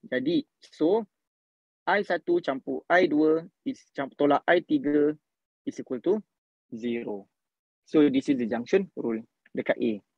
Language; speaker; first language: English; non-native, local second language; Malay